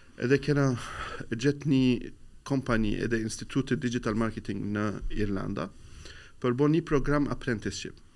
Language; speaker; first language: Albanian; non-native, learner; Arabic